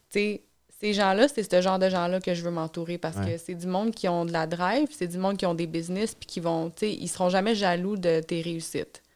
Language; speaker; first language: French; native; French